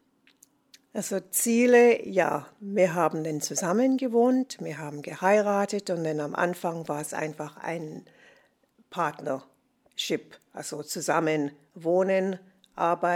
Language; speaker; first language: German; non-native, fluent; English